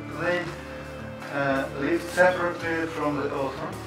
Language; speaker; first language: English; non-native, learner; Russian